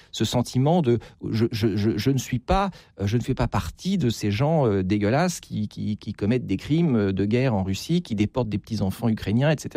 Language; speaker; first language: French; native; French